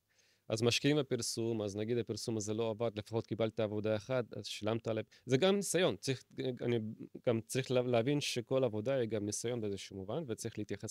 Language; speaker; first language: Hebrew; native; Hebrew